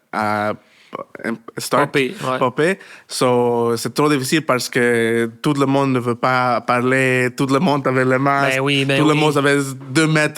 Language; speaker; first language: French; non-native, learner; Spanish